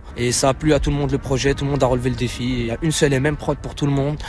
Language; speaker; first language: French; non-native, local second language; Arabic